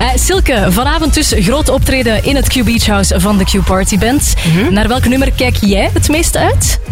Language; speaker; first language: Dutch; native; Dutch